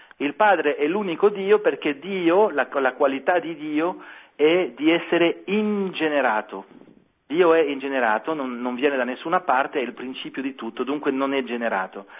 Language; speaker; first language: Italian; non-native, fluent; French